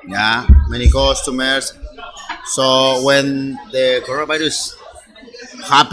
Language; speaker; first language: English; non-native, fluent; Spanish